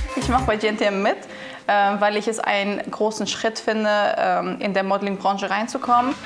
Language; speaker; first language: German; early bilingual, other home language; Albanian